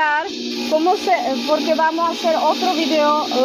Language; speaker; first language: Spanish; non-native, learner; Czech